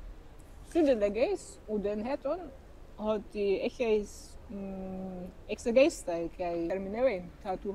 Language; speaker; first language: Greek; non-native, fluent; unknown